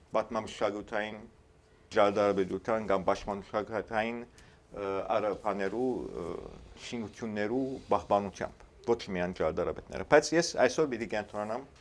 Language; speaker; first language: Armenian; early bilingual, heritage; Armenian